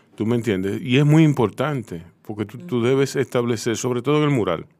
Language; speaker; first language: Spanish; native; Spanish